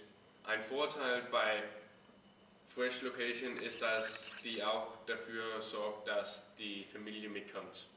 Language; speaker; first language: German; non-native, learner; Danish